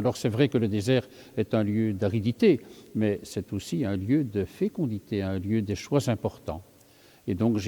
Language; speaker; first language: French; native; French